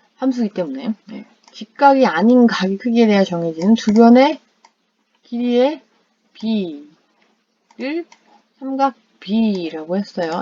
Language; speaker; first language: Korean; non-native, fluent; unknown